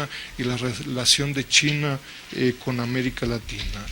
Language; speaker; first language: Spanish; native; Spanish